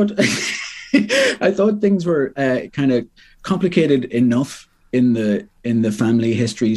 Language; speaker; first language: English; native; English